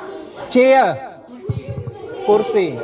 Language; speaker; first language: Hindi; native; Hindi